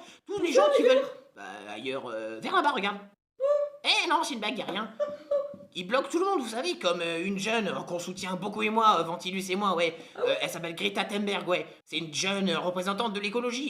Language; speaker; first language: French; native; French